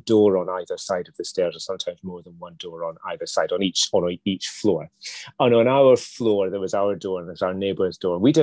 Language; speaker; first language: English; native; English